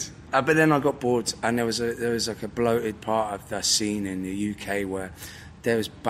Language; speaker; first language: English; native; English